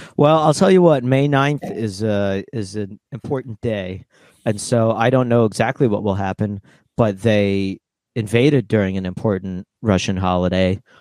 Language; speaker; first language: English; early bilingual, other home language; Russian